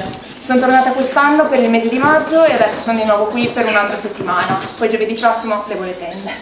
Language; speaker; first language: Italian; native; Italian